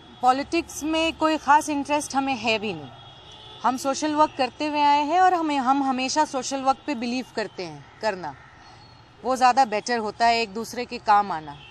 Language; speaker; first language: Hindi; non-native, local second language; Urdu